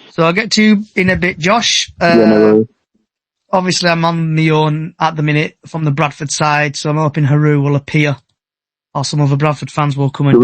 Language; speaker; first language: English; native; English